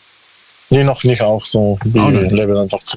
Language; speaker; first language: German; non-native, learner; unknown